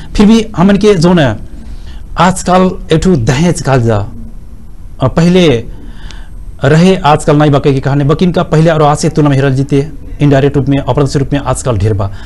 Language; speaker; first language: Bhojpuri; non-native, local second language; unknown